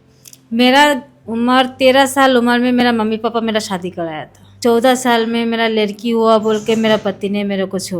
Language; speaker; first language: Hindi; non-native, local second language; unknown